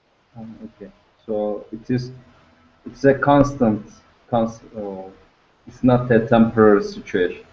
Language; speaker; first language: English; non-native, learner; Turkish